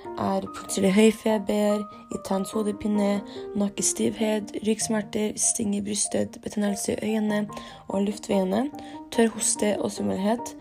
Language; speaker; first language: Norwegian; early bilingual, other home language; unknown